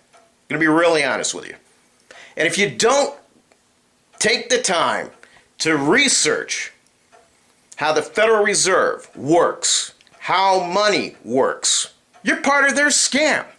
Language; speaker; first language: English; native; English